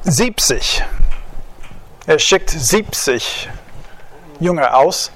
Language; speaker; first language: German; non-native, fluent; English